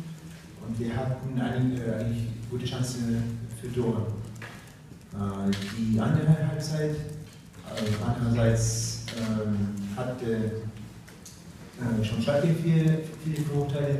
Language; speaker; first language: German; non-native, learner; Russian